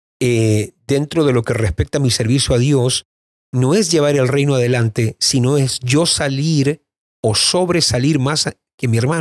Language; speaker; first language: Spanish; native; Spanish